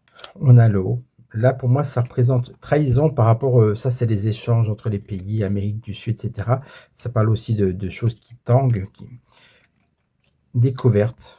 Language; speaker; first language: French; native; French